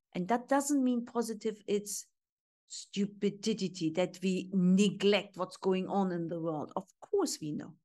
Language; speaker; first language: English; non-native, fluent; Turkish